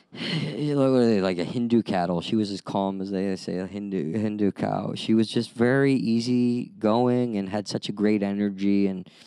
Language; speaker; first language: English; native; English